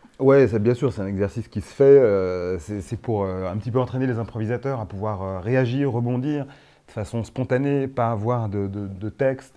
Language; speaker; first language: French; native; French